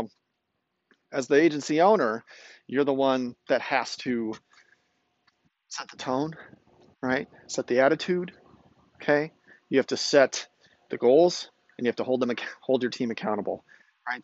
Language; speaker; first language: English; native; English